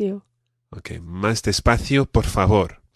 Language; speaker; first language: Spanish; non-native, fluent; English